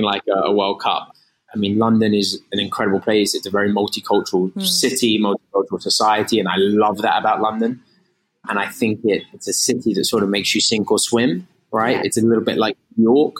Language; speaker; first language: English; native; English